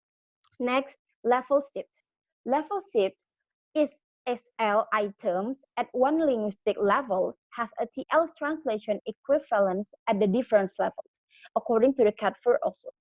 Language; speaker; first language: English; non-native, learner; Indonesian